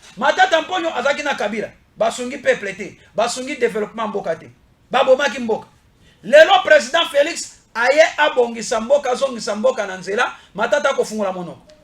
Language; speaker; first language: Lingala; non-native, local second language; Mongo